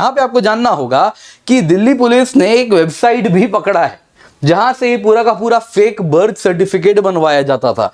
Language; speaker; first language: Hindi; native; Hindi